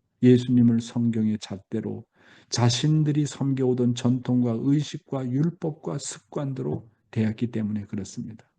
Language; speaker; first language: Korean; native; Korean